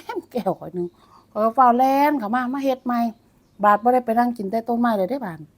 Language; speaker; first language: Thai; native; Thai